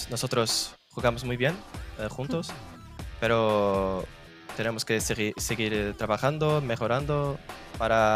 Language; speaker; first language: Spanish; non-native, learner; Portuguese